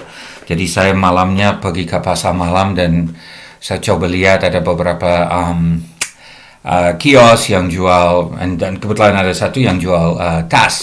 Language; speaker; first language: Indonesian; non-native, fluent; English